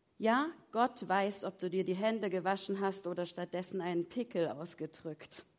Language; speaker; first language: German; native; German